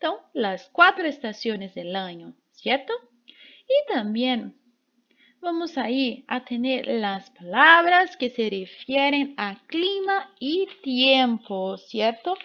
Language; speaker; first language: Spanish; non-native, fluent; Portuguese